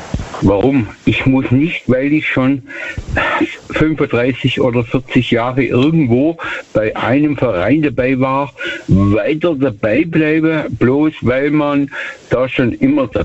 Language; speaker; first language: German; native; German